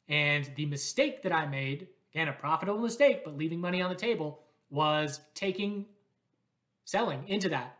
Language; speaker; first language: English; native; English